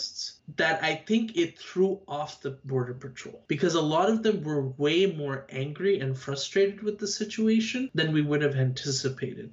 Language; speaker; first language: English; native; English